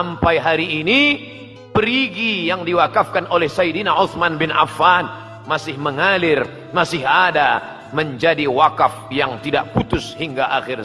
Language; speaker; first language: Malay; native; Malay